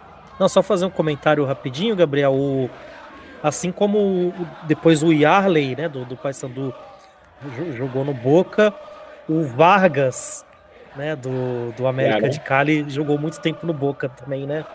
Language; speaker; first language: Portuguese; native; Portuguese